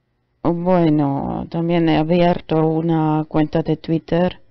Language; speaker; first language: Spanish; non-native, learner; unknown